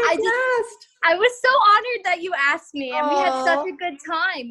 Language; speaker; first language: English; native; English